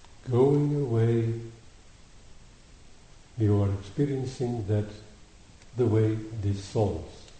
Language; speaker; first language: English; non-native, fluent; Dutch